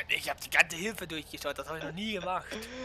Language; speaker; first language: German; native; German